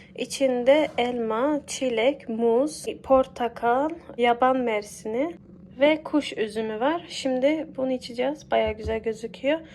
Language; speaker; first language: Turkish; early bilingual, heritage; Turkish